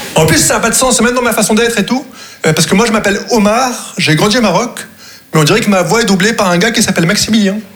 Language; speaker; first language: French; non-native, local second language; Arabic